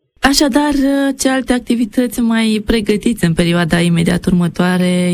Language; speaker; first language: Romanian; native; Romanian